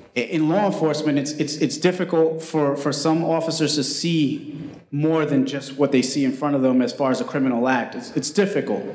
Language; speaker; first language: English; early bilingual, other home language; Spanish